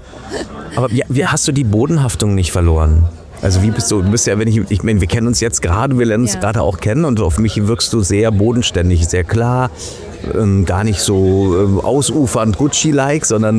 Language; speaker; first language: German; native; German